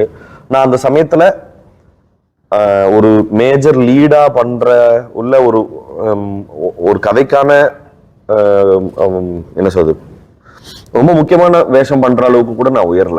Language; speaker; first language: Tamil; native; Tamil